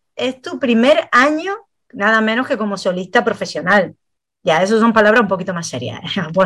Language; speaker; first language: Spanish; native; Spanish